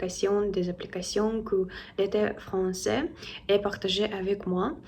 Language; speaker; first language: French; non-native, learner; Russian